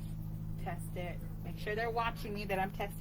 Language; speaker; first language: English; native; English